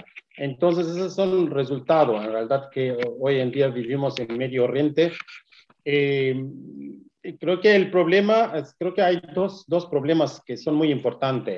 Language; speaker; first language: Spanish; non-native, learner; Kurdish